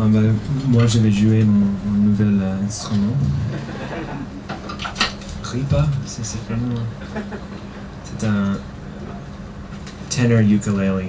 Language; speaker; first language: French; non-native, learner; English